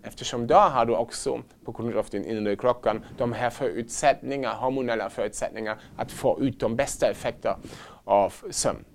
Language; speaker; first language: Swedish; non-native, fluent; German